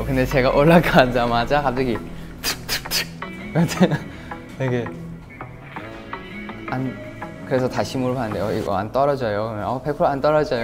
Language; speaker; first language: Korean; non-native, fluent; Thai